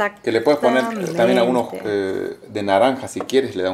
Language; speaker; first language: Spanish; native; Spanish